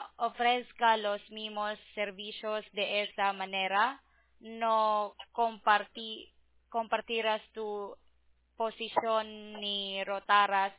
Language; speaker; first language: Spanish; non-native, learner; English